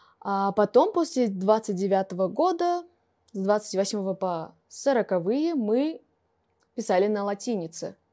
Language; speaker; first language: Russian; non-native, local second language; Kara-Kalpak